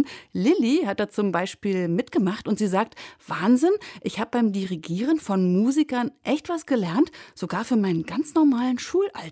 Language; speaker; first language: German; native; German